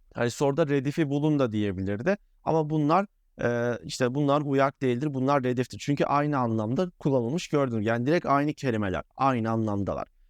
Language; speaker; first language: Turkish; native; Turkish